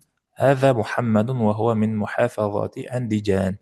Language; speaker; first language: Arabic; non-native, fluent; Uzbek